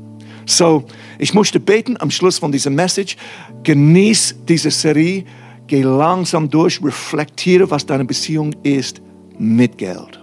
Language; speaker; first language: German; non-native, fluent; English